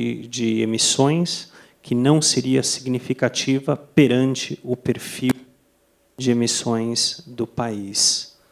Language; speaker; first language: Portuguese; non-native, fluent; Spanish